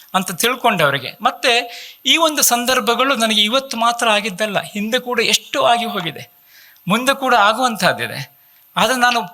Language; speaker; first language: Kannada; native; Kannada